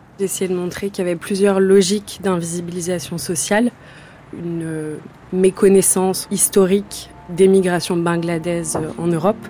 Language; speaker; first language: French; native; French